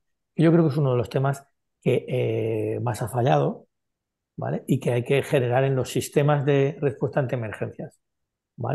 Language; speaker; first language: Spanish; native; Spanish